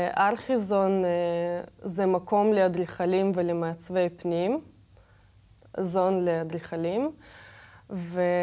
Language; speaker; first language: Hebrew; non-native, fluent; Russian